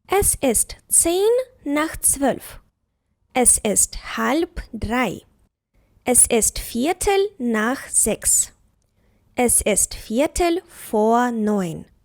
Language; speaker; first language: German; non-native, fluent; Ukrainian